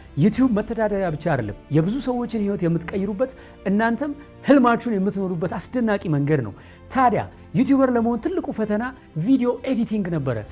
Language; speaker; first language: Amharic; native; Amharic